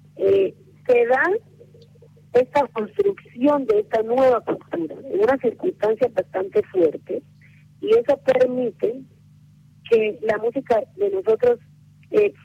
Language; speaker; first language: Spanish; native; Spanish